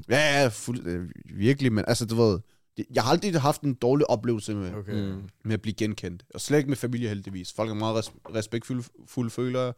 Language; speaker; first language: Danish; early bilingual, other home language; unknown